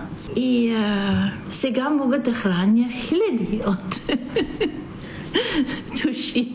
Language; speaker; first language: Bulgarian; non-native, fluent; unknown